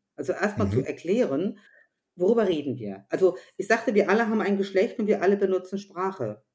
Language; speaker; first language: German; native; German